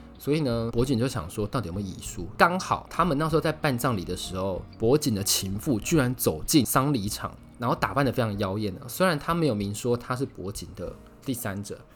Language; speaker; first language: Chinese; native; Chinese